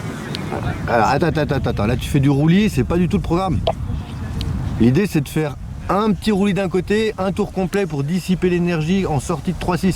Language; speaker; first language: French; native; French